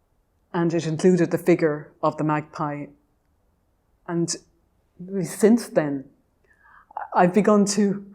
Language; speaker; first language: English; native; English